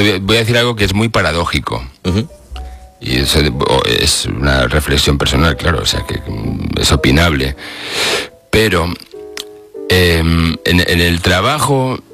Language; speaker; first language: Spanish; native; Spanish